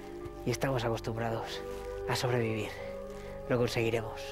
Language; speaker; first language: Spanish; native; Spanish